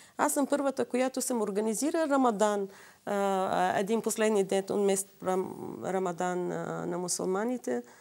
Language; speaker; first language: Bulgarian; non-native, fluent; Assyrian Neo-Aramaic